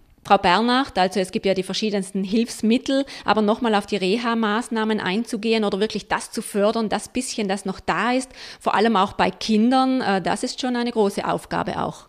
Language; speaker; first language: German; native; German